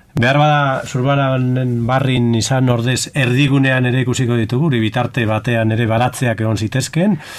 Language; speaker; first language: Basque; native; Basque